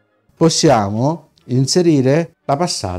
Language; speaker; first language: Italian; native; Italian